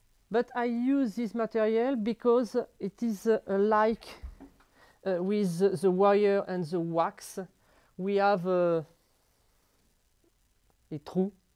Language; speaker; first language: English; non-native, learner; French